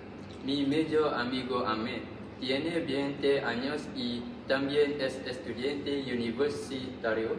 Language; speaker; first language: Spanish; non-native, learner; Malay